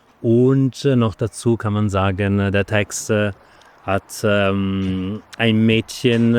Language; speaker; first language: German; non-native, fluent; Italian